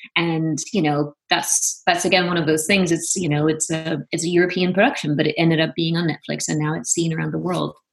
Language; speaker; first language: English; non-native, fluent; Dutch